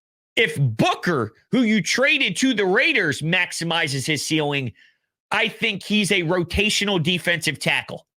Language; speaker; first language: English; native; English